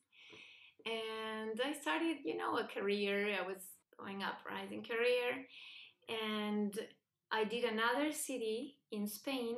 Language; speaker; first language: English; non-native, fluent; Spanish